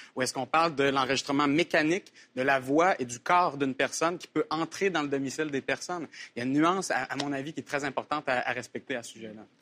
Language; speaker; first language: French; native; French